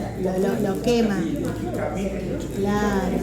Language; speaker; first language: Spanish; native; Spanish